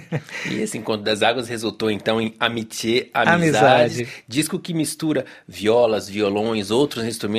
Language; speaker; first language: Portuguese; native; Portuguese